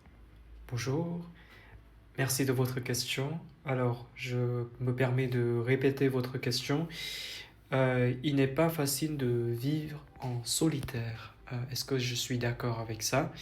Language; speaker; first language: French; non-native, fluent; Vietnamese